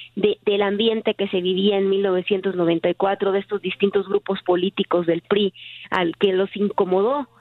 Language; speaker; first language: Spanish; native; Spanish